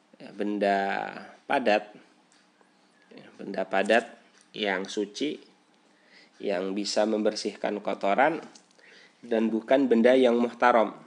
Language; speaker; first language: Indonesian; native; Indonesian